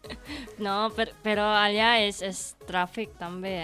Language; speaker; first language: Catalan; non-native, learner; Indonesian